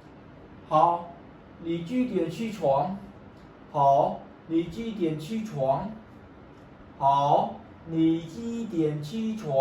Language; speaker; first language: Chinese; non-native, fluent; Khmer